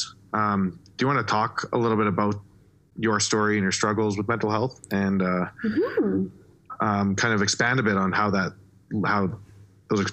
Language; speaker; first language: English; native; English